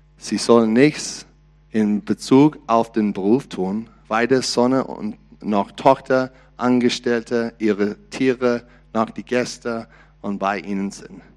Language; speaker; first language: German; non-native, learner; English